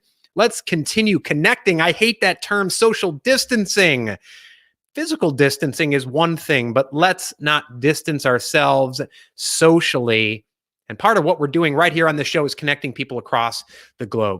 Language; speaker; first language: English; native; English